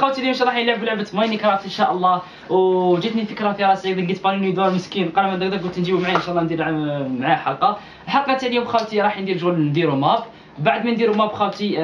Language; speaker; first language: Arabic; native; Arabic